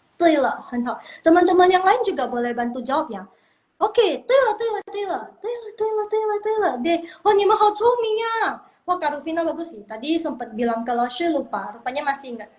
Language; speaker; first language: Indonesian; non-native, local second language; Min Nan Chinese